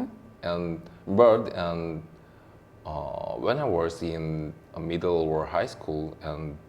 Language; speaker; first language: English; non-native, learner; Korean